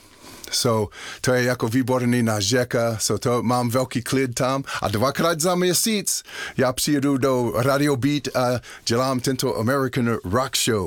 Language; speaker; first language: Czech; non-native, learner; English